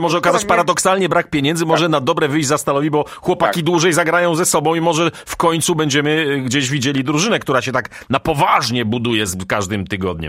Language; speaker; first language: Polish; native; Polish